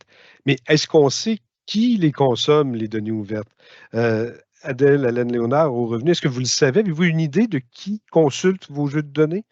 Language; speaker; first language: French; native; French